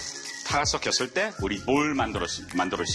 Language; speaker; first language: Korean; non-native, learner; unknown